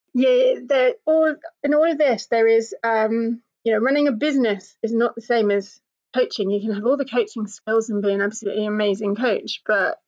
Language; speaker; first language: English; native; English